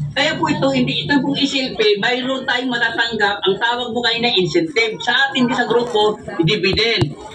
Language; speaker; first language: Filipino; non-native, local second language; Waray